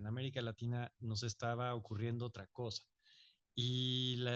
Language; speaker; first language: Spanish; native; Spanish